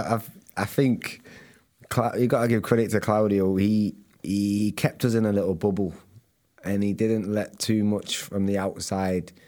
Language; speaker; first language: English; native; English